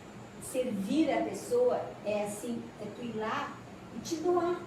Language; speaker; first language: Portuguese; native; Portuguese